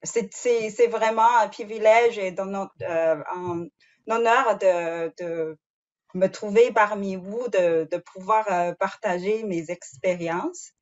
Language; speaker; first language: French; non-native, fluent; Chinese